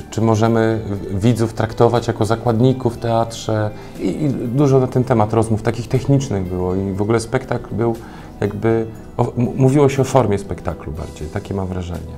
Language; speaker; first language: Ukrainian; non-native, learner; Polish